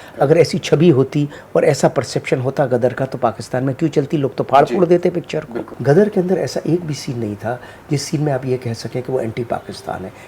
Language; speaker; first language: Hindi; native; Hindi